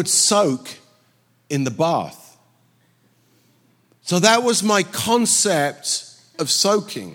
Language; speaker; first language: English; native; English